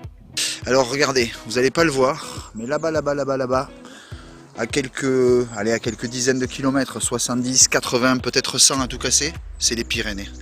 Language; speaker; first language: French; native; French